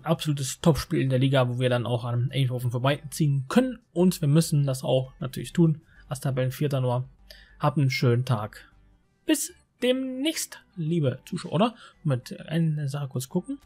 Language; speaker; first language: German; native; German